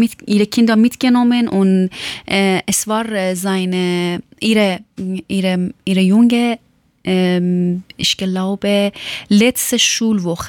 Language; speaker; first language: German; non-native, learner; Persian